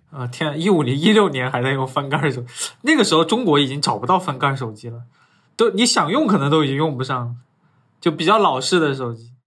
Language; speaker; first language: Chinese; native; Chinese